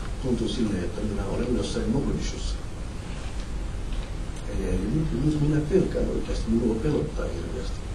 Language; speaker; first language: Finnish; non-native, fluent; Somali